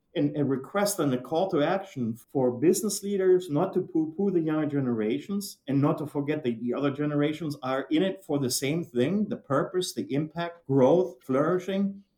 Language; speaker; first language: English; non-native, fluent; German